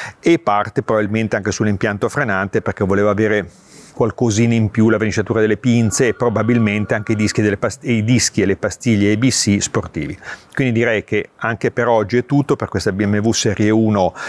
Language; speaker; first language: Italian; native; Italian